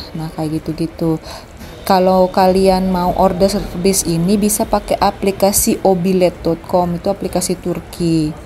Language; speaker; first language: Indonesian; native; Indonesian